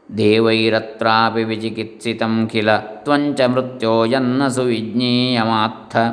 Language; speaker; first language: Hindi; non-native, local second language; Kannada